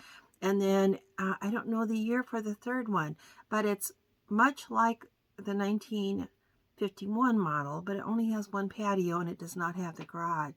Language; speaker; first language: English; native; English